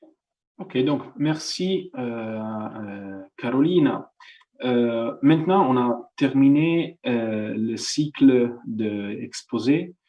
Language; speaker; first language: French; non-native, fluent; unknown